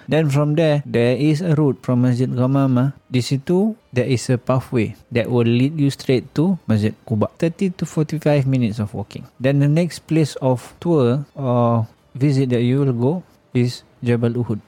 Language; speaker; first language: English; non-native, local second language; Malay